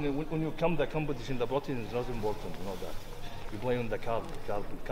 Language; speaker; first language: English; non-native, learner; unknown